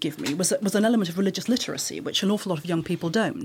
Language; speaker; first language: English; native; English